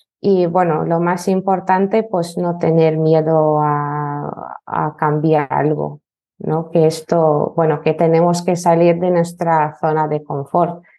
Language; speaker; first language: Spanish; non-native, fluent; Lithuanian